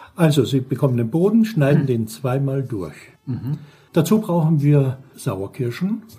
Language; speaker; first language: German; native; German